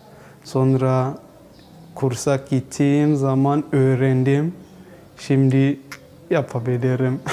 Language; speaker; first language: Turkish; non-native, learner; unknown